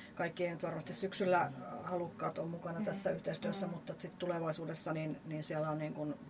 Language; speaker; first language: Finnish; native; Finnish